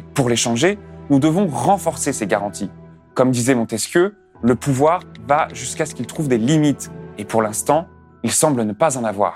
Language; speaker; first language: French; native; French